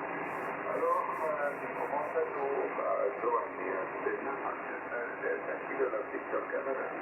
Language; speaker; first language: French; non-native, fluent; German